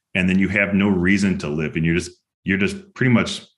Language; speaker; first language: English; native; English